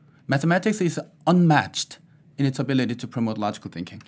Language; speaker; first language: English; non-native, fluent; Korean